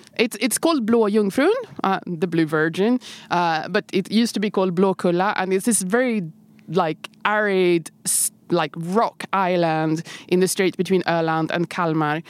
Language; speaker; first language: English; non-native, fluent; Swedish